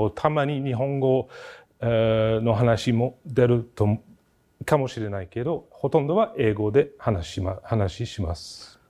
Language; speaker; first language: Japanese; non-native, fluent; English